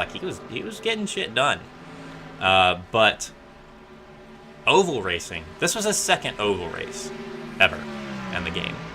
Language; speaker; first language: English; native; English